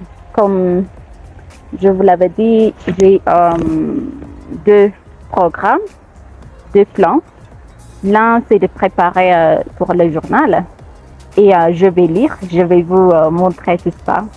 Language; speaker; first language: French; non-native, fluent; Amharic